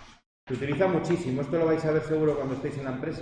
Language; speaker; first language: Spanish; native; Spanish